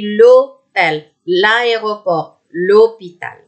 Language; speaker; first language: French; non-native, fluent; Indonesian